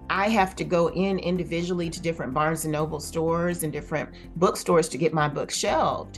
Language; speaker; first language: English; native; English